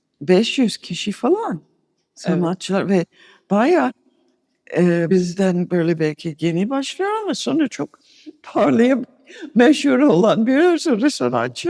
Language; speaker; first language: Turkish; non-native, fluent; English